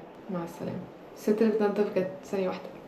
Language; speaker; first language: Arabic; native; Arabic